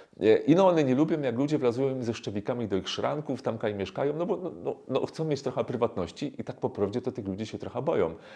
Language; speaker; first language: Polish; native; Polish